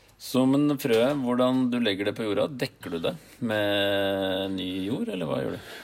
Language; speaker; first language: Norwegian; native; Norwegian